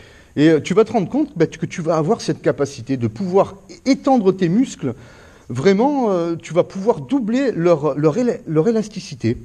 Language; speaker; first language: French; native; French